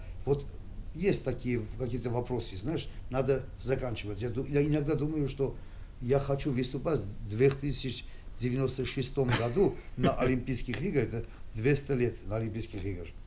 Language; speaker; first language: Russian; non-native, local second language; Armenian